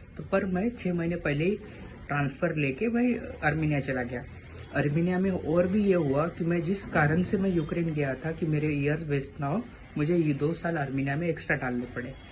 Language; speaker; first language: Hindi; native; Hindi